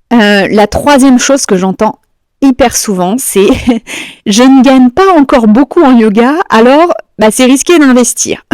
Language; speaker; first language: French; native; French